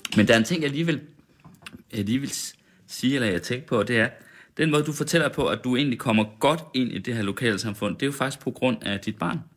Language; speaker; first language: Danish; native; Danish